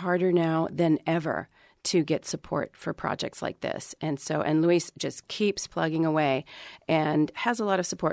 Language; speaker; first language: English; early bilingual, other home language; Spanish